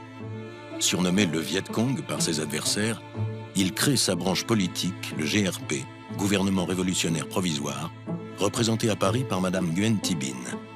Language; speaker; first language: French; native; French